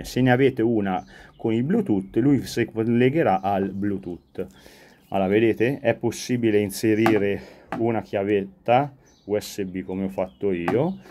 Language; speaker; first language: Italian; native; Italian